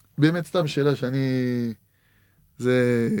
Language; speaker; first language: Hebrew; non-native, fluent; French